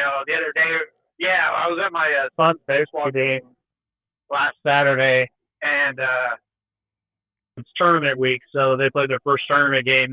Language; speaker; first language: English; native; English